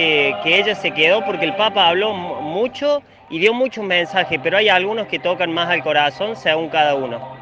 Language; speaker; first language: Spanish; native; Spanish